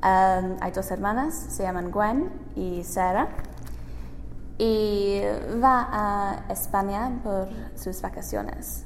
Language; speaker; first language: Spanish; non-native, learner; English